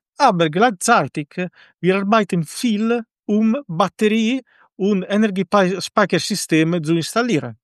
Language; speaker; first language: German; non-native, fluent; Italian